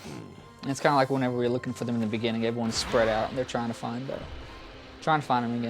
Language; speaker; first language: English; native; English